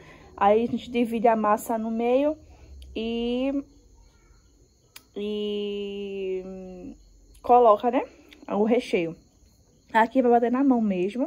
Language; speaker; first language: Portuguese; native; Portuguese